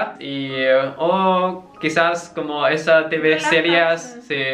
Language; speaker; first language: Spanish; non-native, learner; Chinese